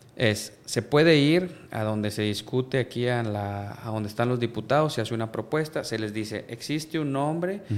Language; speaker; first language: Spanish; native; Spanish